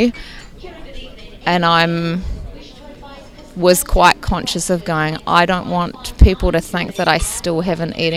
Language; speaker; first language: English; native; English